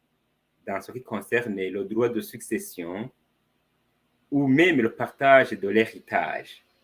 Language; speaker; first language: French; non-native, fluent; Spanish